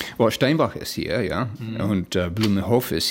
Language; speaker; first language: German; early bilingual, heritage; Plautdietsch